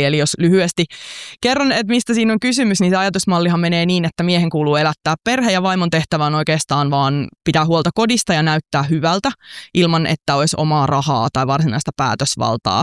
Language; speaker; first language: Finnish; native; Finnish